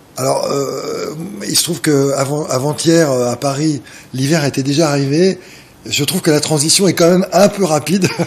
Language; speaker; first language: French; native; French